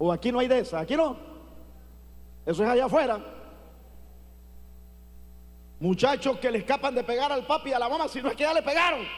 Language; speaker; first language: Spanish; native; Spanish